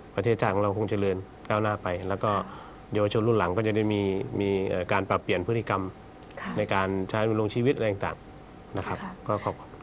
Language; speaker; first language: Thai; native; Thai